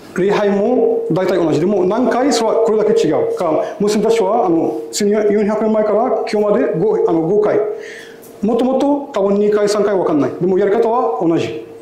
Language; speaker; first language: Japanese; non-native, learner; Arabic